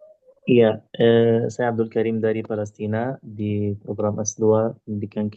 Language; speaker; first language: Indonesian; non-native, learner; Arabic